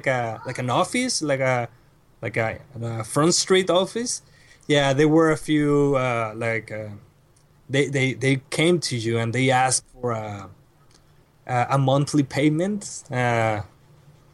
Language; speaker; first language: English; non-native, fluent; Spanish